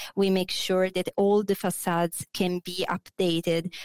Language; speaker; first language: English; non-native, fluent; Italian